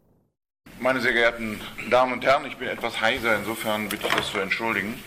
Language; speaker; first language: German; native; German